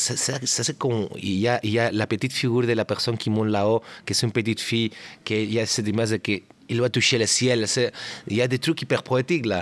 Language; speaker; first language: French; non-native, learner; Catalan